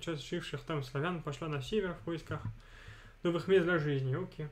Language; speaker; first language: Russian; non-native, fluent; French